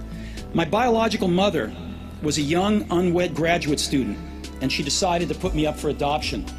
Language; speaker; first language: English; native; English